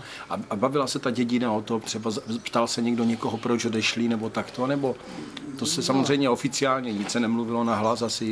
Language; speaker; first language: Czech; native; Czech